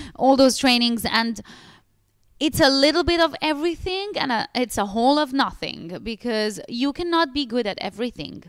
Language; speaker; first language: English; non-native, fluent; Italian